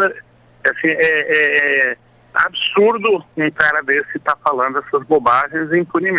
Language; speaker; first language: Portuguese; native; Portuguese